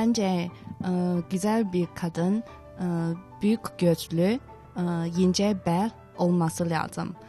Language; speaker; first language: Turkish; non-native, fluent; Chinese